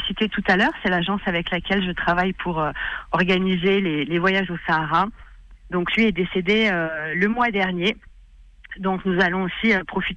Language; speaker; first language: French; native; French